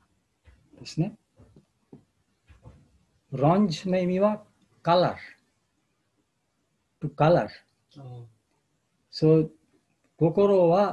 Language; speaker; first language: Japanese; non-native, fluent; Bangla